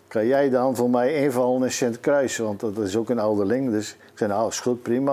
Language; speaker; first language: Dutch; native; Dutch